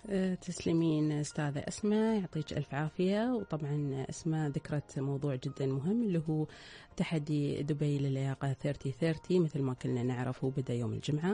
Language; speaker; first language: Arabic; native; Arabic